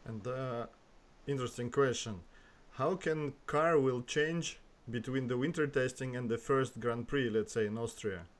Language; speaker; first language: English; non-native, learner; Russian